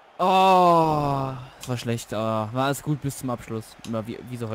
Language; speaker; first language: German; native; German